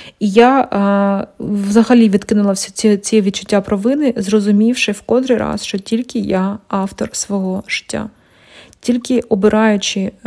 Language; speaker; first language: Ukrainian; non-native, local second language; Russian